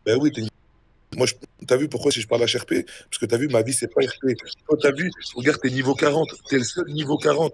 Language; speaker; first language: French; native; French